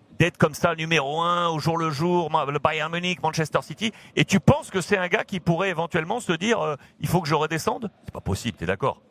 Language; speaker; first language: French; native; French